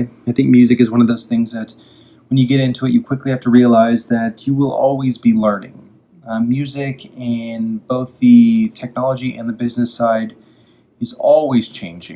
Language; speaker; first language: English; native; English